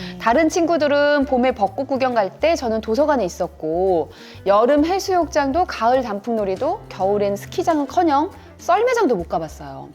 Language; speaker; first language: Korean; native; Korean